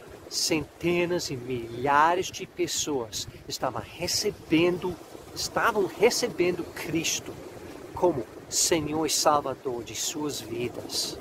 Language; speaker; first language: Portuguese; non-native, fluent; English